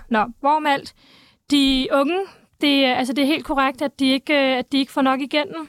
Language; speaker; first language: Danish; early bilingual, other home language; Turkish